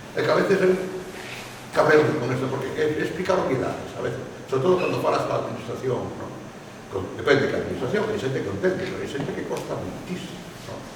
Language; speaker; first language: Galician; non-native, local second language; Spanish